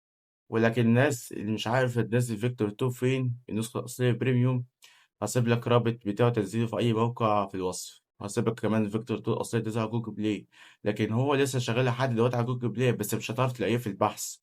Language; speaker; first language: Arabic; native; Arabic